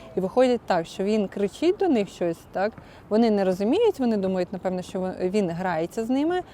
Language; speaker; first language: Ukrainian; non-native, local second language; Russian